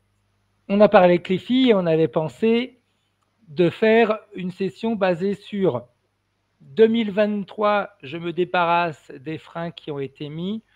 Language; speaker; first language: French; native; French